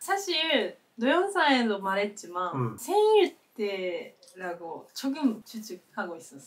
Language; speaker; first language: Korean; non-native, learner; Japanese